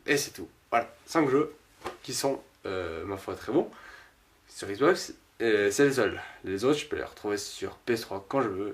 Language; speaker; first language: French; native; French